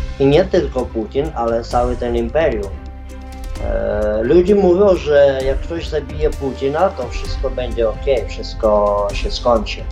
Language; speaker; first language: Polish; non-native, fluent; Ukrainian